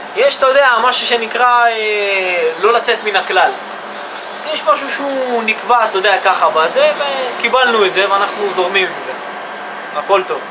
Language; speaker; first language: Hebrew; native; Hebrew